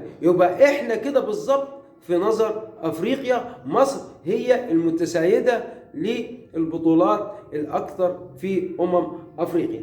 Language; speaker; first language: Arabic; native; Arabic